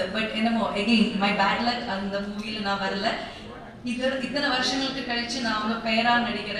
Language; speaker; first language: Tamil; non-native, local second language; Malayalam